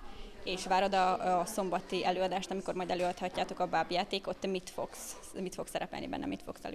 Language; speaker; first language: Hungarian; native; Hungarian